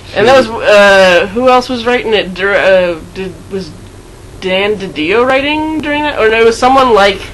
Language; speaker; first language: English; native; English